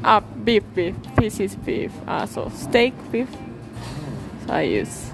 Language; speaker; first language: English; non-native, learner; Japanese